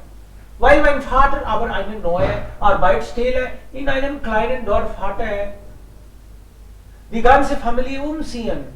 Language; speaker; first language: German; non-native, fluent; Hindi